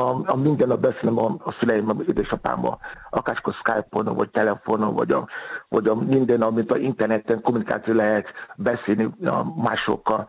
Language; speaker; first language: Hungarian; non-native, fluent; Yoruba